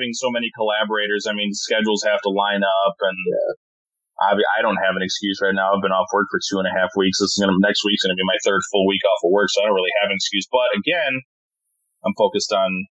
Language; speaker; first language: English; native; English